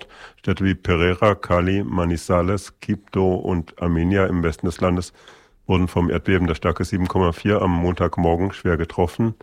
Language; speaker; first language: German; native; German